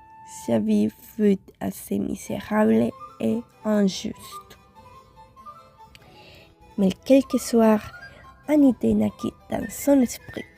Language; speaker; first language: French; non-native, fluent; Spanish